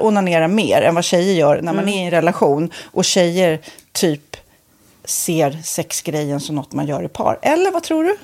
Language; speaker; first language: Swedish; native; Swedish